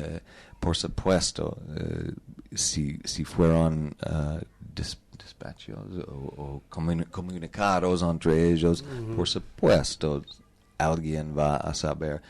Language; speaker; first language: Spanish; non-native, learner; English